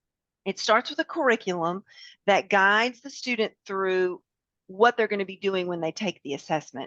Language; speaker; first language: English; native; English